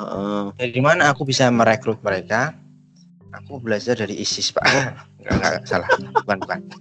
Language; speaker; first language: Indonesian; native; Indonesian